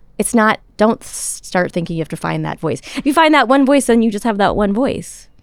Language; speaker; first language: English; native; English